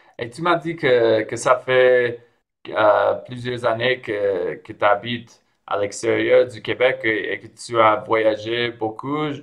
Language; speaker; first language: French; non-native, fluent; English